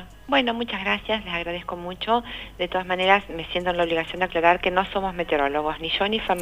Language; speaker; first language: Spanish; native; Spanish